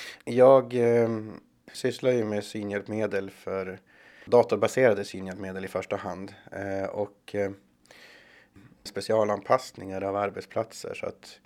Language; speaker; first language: Swedish; native; Swedish